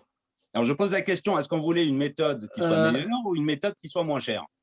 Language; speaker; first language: French; native; French